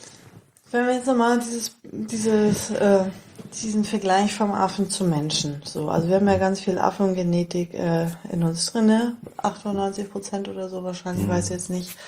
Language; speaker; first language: German; native; German